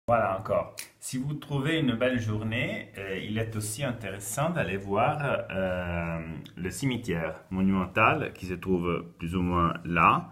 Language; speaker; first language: French; non-native, fluent; Italian